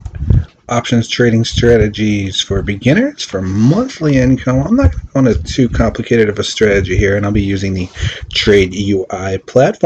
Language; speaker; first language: English; native; English